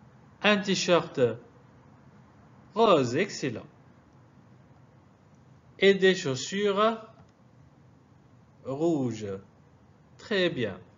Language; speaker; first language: French; non-native, fluent; Arabic